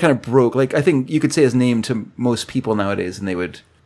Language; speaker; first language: English; native; English